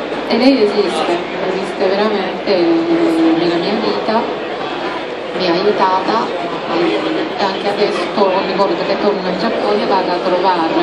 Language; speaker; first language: Italian; non-native, fluent; Japanese